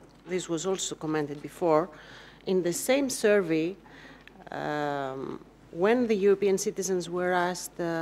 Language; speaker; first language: English; non-native, fluent; Greek